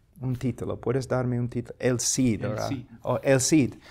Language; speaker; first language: Spanish; non-native, fluent; English